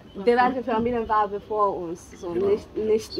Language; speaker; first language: German; non-native, learner; Bosnian